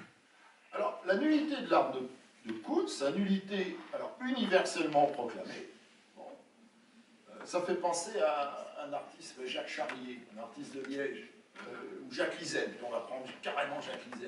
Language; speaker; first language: French; native; French